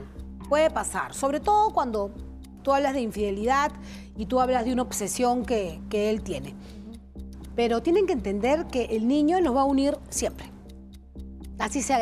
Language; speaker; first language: Spanish; native; Spanish